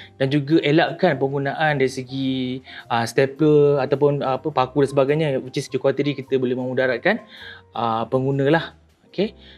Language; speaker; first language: Malay; native; Malay